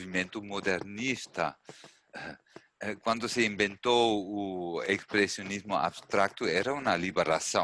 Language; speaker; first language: Portuguese; non-native, learner; German